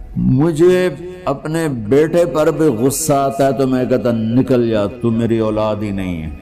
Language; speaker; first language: Urdu; non-native, local second language; Punjabi